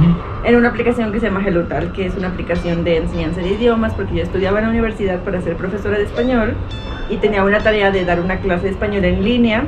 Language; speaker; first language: Spanish; native; Spanish